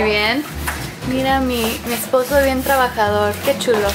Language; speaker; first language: Spanish; early bilingual, heritage; English